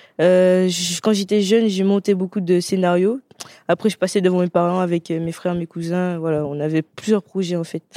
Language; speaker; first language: French; native; French